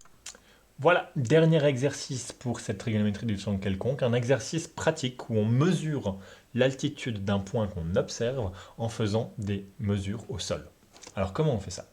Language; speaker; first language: French; native; French